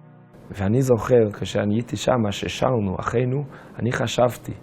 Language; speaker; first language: Hebrew; non-native, fluent; English